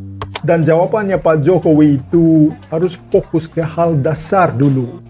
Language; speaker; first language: Indonesian; non-native, fluent; Russian